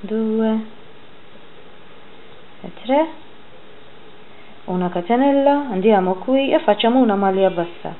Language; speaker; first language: Italian; non-native, fluent; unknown